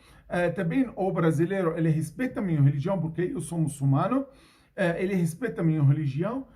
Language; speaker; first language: Portuguese; non-native, learner; Arabic